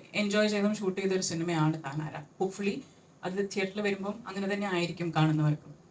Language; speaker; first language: Malayalam; native; Malayalam